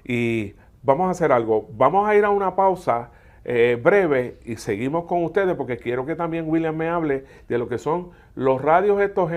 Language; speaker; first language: Spanish; native; Spanish